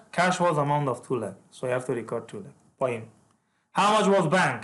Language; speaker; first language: English; non-native, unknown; Persian